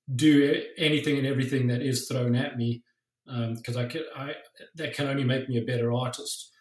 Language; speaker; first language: English; native; English